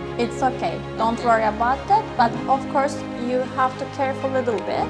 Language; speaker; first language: English; non-native, learner; Turkish